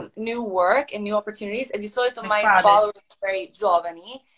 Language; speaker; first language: Italian; non-native, fluent; Croatian